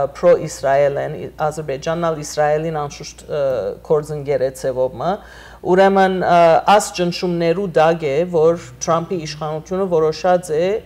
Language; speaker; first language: Armenian; native; Armenian